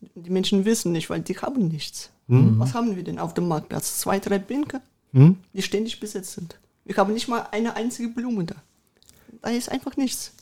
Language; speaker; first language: German; early bilingual, other home language; Russian